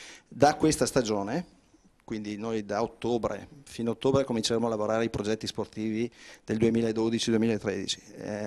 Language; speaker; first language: Italian; native; Italian